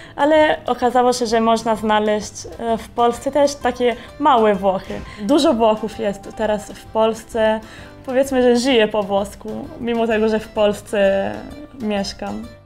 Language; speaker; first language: Polish; non-native, fluent; Italian